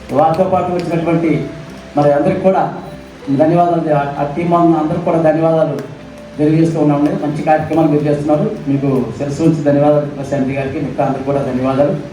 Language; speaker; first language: Telugu; native; Telugu